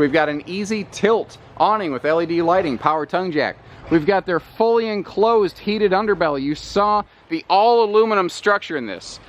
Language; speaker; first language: English; native; English